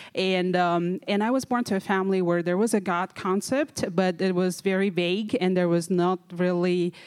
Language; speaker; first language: English; non-native, fluent; Kazakh